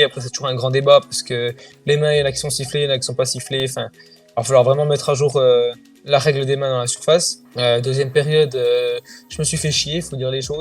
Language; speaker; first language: French; native; French